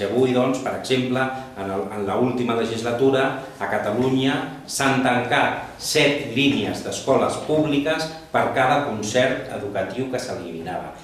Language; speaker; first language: Catalan; non-native, local second language; Spanish